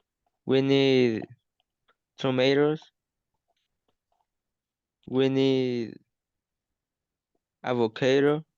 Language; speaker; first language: English; non-native, learner; Spanish